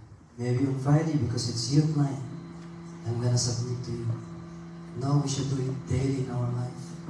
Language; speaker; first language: English; non-native, local second language; Filipino